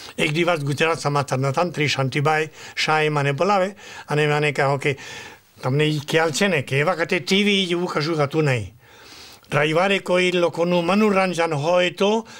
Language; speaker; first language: Gujarati; non-native, fluent; Spanish